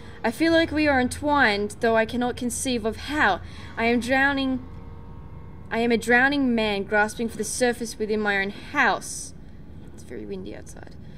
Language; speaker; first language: English; native; English